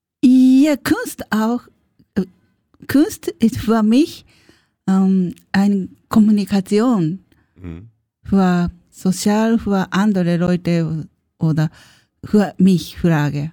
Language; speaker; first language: German; non-native, learner; Japanese